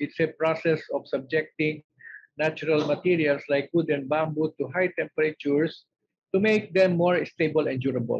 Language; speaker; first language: English; non-native, local second language; Filipino